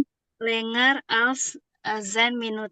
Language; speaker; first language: German; non-native, learner; Indonesian